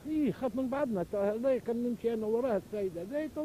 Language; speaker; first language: Arabic; native; Arabic